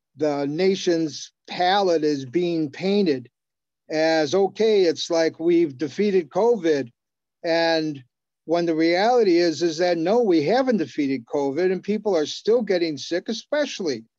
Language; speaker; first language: English; native; English